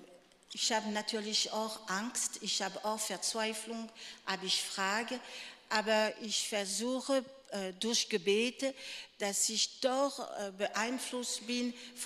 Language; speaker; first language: German; non-native, fluent; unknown